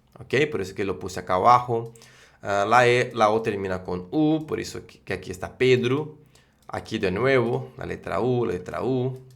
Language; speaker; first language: Spanish; non-native, fluent; Portuguese